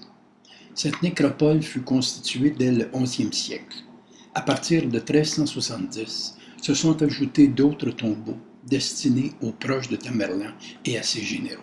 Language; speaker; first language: French; native; French